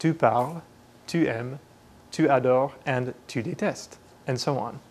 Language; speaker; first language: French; non-native, fluent; English